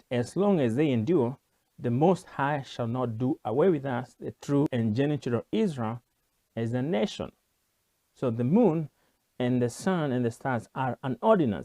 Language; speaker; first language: English; non-native, local second language; Kikuyu